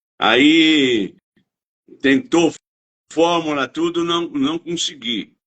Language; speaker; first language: Portuguese; native; Portuguese